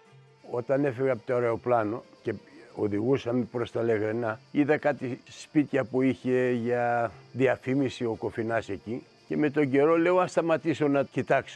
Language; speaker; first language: Greek; early bilingual, other home language; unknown